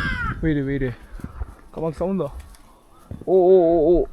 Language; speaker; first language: Korean; native; Korean